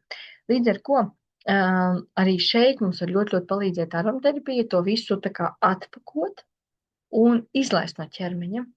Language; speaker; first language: Latvian; native; Latvian